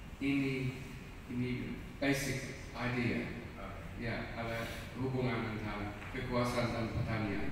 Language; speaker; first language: Indonesian; non-native, fluent; English